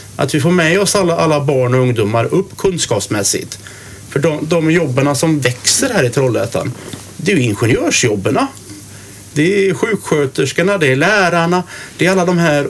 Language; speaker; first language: Swedish; native; Swedish